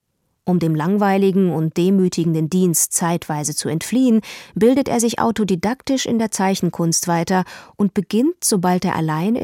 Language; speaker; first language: German; native; German